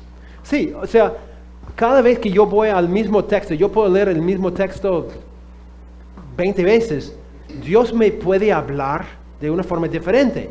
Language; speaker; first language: Spanish; non-native, fluent; English